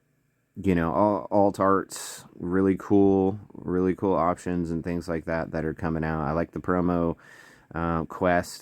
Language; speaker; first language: English; native; English